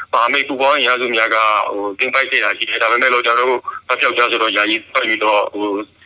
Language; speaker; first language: Burmese; native; Burmese